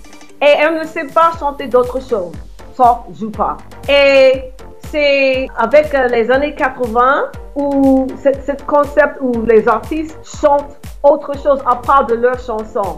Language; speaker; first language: French; non-native, fluent; English